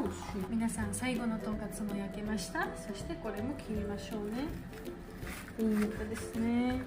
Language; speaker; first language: Japanese; non-native, fluent; Georgian